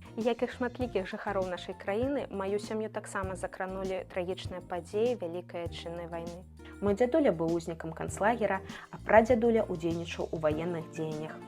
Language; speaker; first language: Belarusian; native; Belarusian